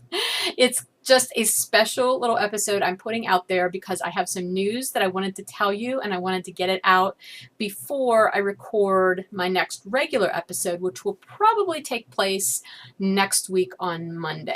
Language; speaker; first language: English; native; English